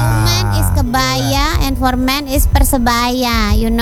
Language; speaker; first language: English; non-native, learner; Indonesian